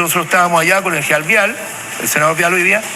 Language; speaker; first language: Spanish; native; Spanish